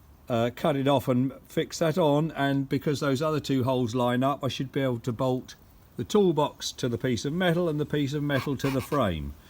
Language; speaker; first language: English; native; English